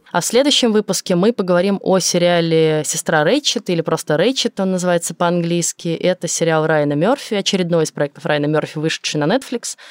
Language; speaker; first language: Russian; native; Russian